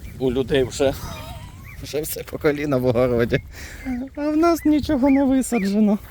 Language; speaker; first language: Ukrainian; non-native, local second language; Russian